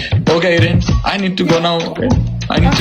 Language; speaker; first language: English; non-native, learner; Nepali